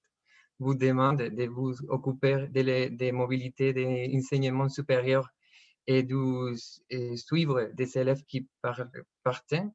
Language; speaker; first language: French; non-native, fluent; Spanish